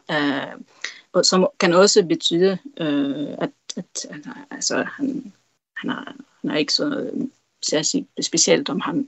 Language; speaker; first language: Danish; non-native, fluent; French